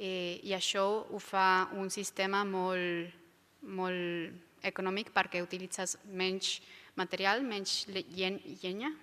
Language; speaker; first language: Catalan; non-native, local second language; Spanish